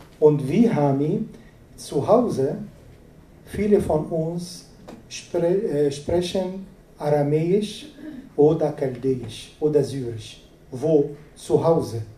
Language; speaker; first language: German; non-native, fluent; Arabic